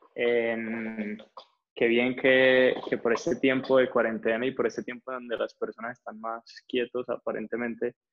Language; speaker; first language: Spanish; native; Spanish